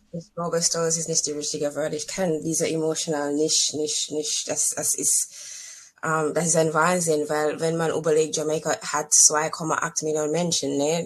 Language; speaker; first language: German; non-native, learner; English